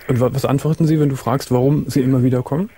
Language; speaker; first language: German; native; German